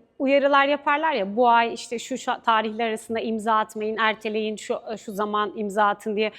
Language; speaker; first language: Turkish; native; Turkish